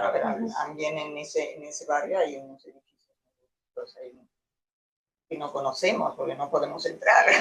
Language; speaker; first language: Spanish; non-native, fluent; Italian